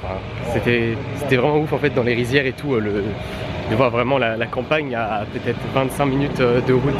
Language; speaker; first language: French; native; French